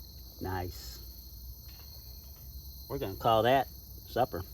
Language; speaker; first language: English; native; English